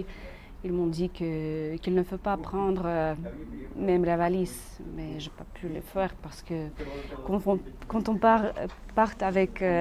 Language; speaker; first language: French; non-native, learner; Russian